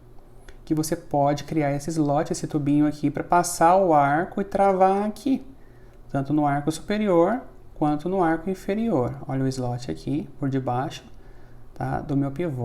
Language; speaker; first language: Portuguese; native; Portuguese